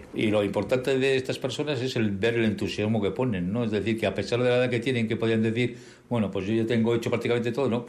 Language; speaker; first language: Spanish; native; Spanish